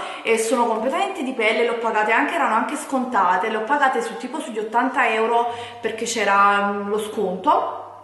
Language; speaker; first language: Italian; native; Italian